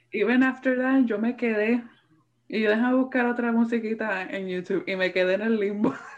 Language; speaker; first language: Spanish; early bilingual, heritage; Spanish